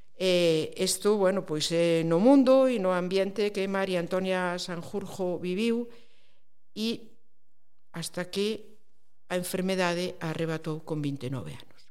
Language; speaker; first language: Galician; non-native, local second language; Spanish